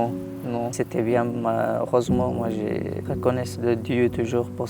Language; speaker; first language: French; non-native, learner; Tigrinya